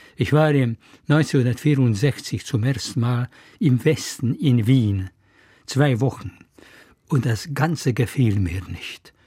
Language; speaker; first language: German; non-native, fluent; Hungarian